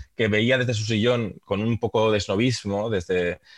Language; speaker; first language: Spanish; native; Spanish